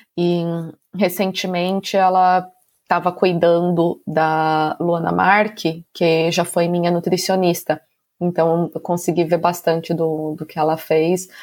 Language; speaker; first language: Portuguese; native; Portuguese